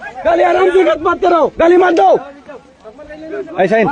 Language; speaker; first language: Hindi; non-native, learner; Bangla